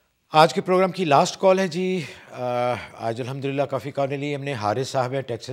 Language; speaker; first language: Urdu; native; Urdu